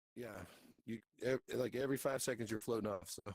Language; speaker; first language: English; native; English